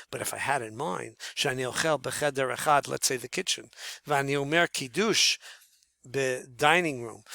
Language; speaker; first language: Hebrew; non-native, fluent; English